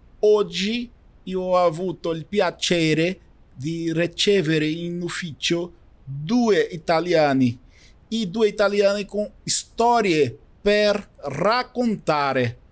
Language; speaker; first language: Italian; non-native, learner; Portuguese